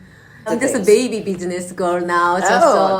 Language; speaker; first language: English; non-native, learner; Korean